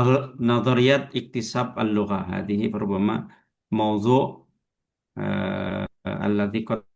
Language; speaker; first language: Arabic; non-native, fluent; Indonesian